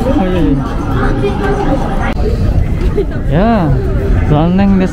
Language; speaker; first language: Japanese; non-native, fluent; Indonesian